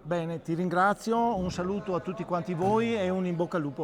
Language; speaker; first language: Italian; native; Italian